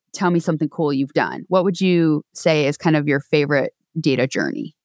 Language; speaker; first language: English; native; English